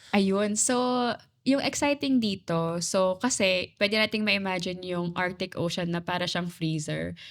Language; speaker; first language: Filipino; native; Filipino